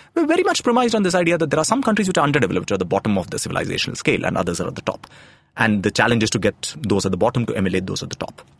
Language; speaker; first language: English; non-native, local second language; Tamil